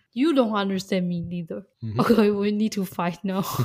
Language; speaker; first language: English; non-native, fluent; Chinese